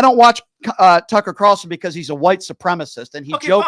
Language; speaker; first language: English; native; English